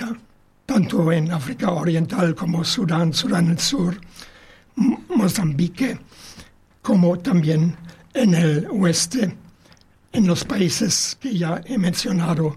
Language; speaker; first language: Spanish; non-native, fluent; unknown